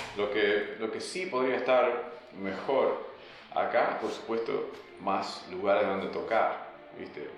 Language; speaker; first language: Spanish; early bilingual, other home language; English